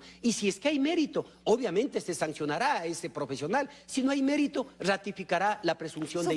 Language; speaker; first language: Spanish; native; Spanish